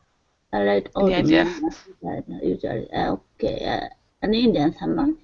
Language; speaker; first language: English; non-native, learner; Japanese